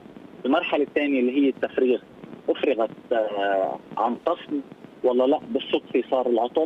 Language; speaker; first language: Arabic; native; Arabic